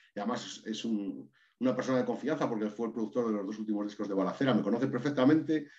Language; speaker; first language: Spanish; native; Spanish